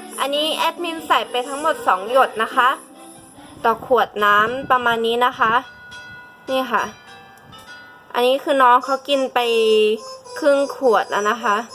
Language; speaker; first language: Thai; native; Thai